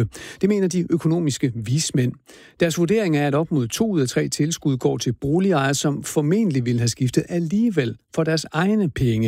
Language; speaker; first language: Danish; native; Danish